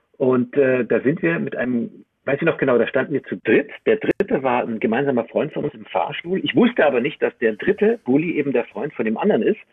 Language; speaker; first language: German; early bilingual, other home language; Romanian